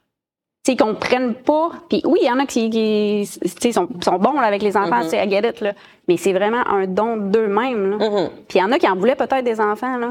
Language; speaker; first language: French; native; French